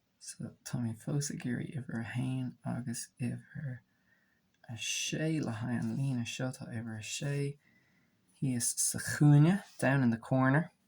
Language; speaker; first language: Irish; non-native, local second language; English